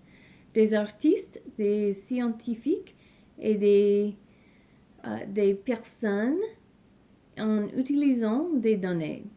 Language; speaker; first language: French; non-native, learner; English